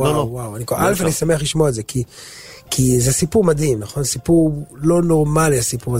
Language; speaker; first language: Hebrew; native; Hebrew